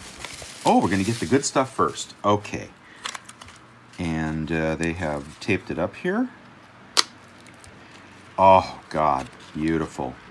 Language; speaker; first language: English; native; English